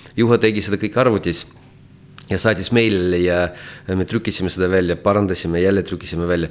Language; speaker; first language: Estonian; non-native, local second language; Russian